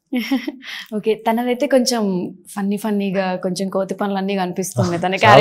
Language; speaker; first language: Telugu; native; Telugu